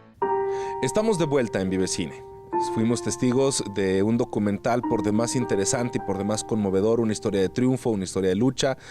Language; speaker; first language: Spanish; native; Spanish